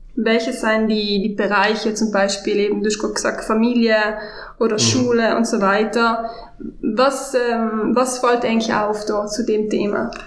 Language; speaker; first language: German; native; German